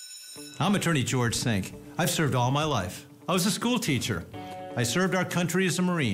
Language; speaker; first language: English; native; English